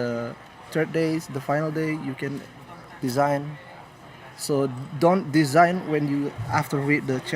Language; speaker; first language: English; non-native, learner; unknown